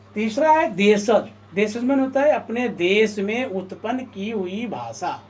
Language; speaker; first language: Hindi; native; Hindi